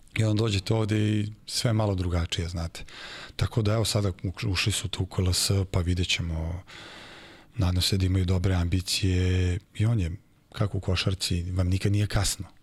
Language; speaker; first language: Serbian; native; Serbian